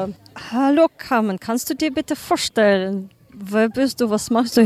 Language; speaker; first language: German; non-native, learner; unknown